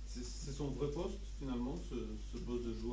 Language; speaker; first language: French; native; French